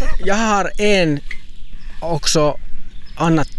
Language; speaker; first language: Swedish; non-native, learner; Finnish